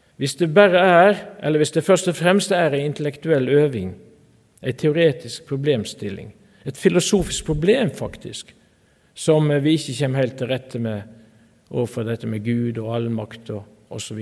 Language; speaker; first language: Norwegian; native; Norwegian